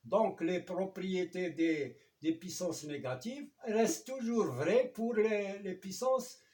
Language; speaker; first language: French; non-native, local second language; Arabic